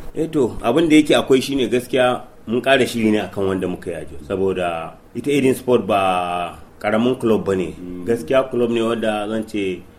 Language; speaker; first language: Hausa; non-native, local second language; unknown